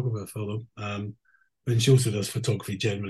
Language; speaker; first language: English; native; English